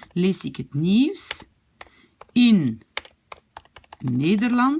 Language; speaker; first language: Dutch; non-native, fluent; French